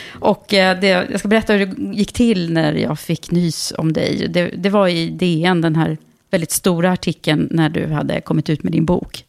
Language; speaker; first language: Swedish; native; Swedish